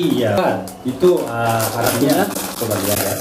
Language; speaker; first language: Indonesian; non-native, learner; Korean